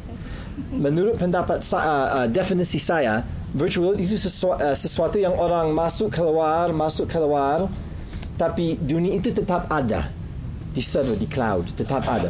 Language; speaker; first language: Indonesian; non-native, fluent; English